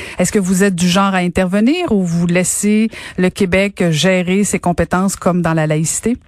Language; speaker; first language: French; native; French